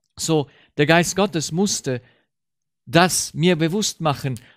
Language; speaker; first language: German; early bilingual, heritage; Romanian